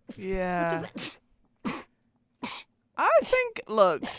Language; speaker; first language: English; native; English